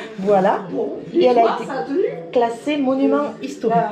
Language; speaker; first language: French; native; French